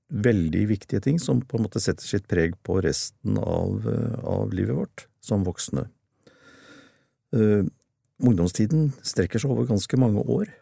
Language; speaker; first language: Norwegian; native; Norwegian